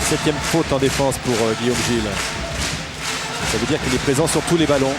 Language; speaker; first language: French; native; French